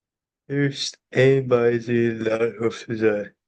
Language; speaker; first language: Dutch; non-native, learner; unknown